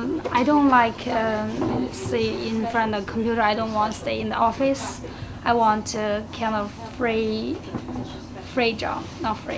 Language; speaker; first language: English; non-native, learner; Chinese